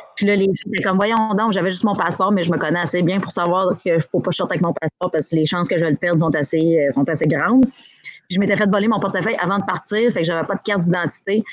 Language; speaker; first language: French; native; French